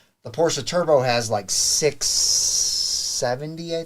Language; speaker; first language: English; native; English